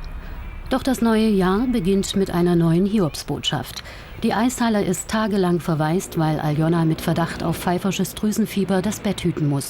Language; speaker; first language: German; native; German